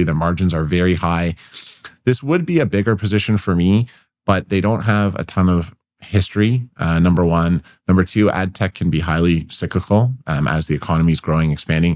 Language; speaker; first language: English; native; English